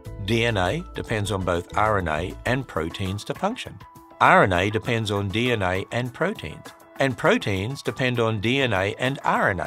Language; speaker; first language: English; native; English